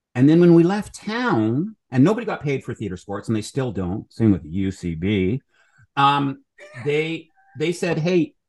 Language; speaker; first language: English; native; English